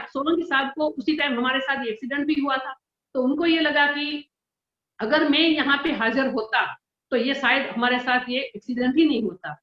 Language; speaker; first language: Hindi; non-native, local second language; Gujarati